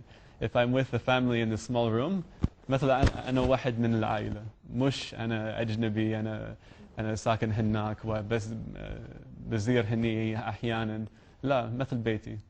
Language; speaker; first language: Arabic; non-native, learner; English